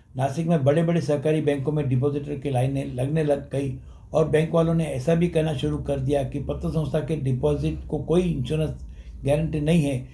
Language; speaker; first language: Hindi; non-native, local second language; Sindhi